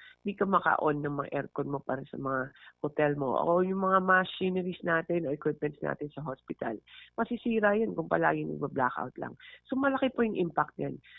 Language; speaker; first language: Filipino; non-native, local second language; Hiligaynon